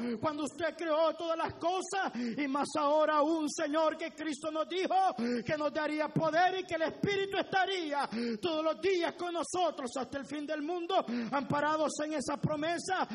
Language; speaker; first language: Spanish; native; Spanish